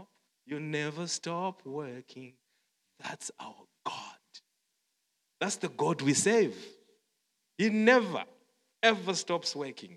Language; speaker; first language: English; non-native, local second language; Shona